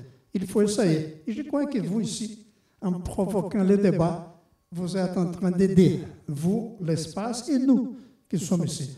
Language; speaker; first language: French; non-native, fluent; Portuguese